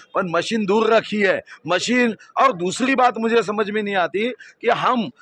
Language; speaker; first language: Hindi; non-native, local second language; Marathi